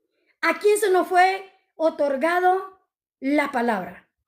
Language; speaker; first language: Spanish; native; Spanish